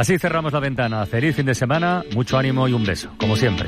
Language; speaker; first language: Spanish; native; Spanish